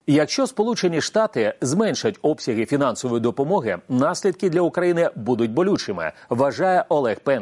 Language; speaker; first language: Ukrainian; native; Ukrainian